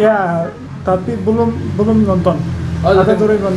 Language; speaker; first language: Indonesian; non-native, learner; Turkish